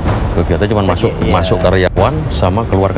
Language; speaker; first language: Indonesian; native; Indonesian